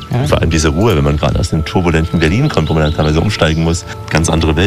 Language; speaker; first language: German; native; German